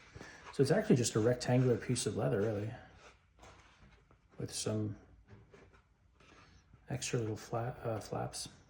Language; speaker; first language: English; native; English